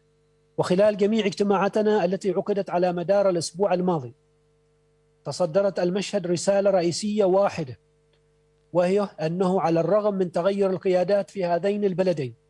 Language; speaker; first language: Arabic; native; Arabic